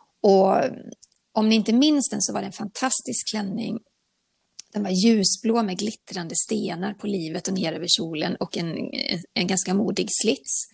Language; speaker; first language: Swedish; native; Swedish